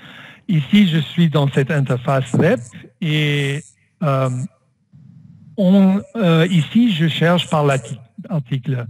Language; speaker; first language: French; non-native, fluent; German